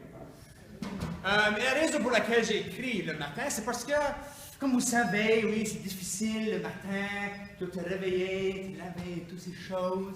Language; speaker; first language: French; native; French